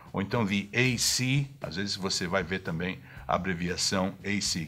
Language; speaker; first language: Portuguese; native; Portuguese